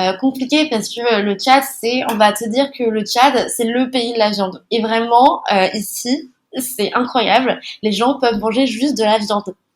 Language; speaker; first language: French; early bilingual, other home language; Malagasy